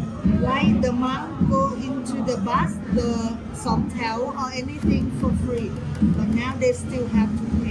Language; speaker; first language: English; non-native, learner; Thai